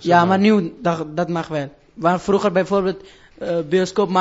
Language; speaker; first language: Dutch; non-native, learner; Persian